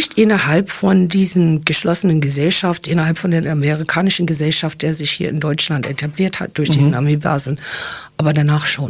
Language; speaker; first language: German; non-native, fluent; English